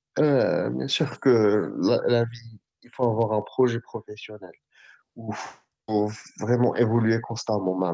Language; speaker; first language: French; non-native, local second language; Arabic